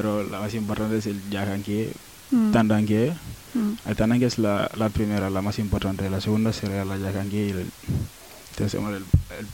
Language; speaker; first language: Spanish; non-native, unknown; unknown